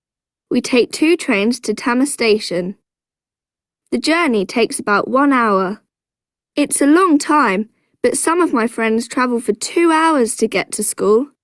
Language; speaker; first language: English; non-native, learner; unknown